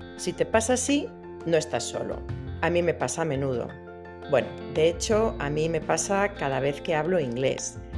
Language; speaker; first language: Spanish; native; Spanish